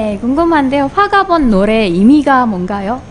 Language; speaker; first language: Korean; non-native, fluent; Indonesian